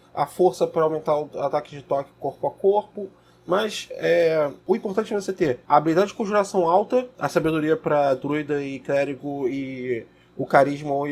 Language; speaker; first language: Portuguese; native; Portuguese